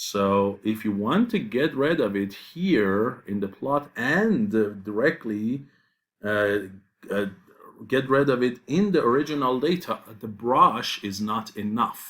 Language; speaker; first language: English; non-native, fluent; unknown